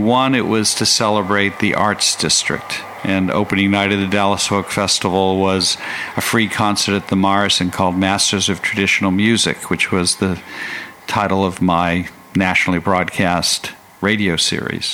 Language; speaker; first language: English; native; English